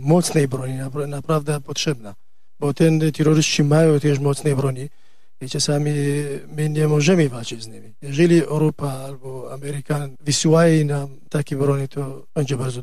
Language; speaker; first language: Polish; non-native, learner; Kurdish